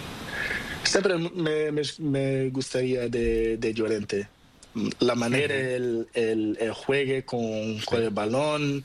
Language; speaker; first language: Spanish; non-native, learner; Portuguese